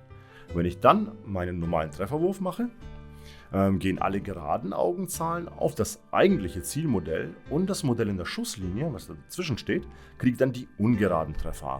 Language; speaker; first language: German; native; German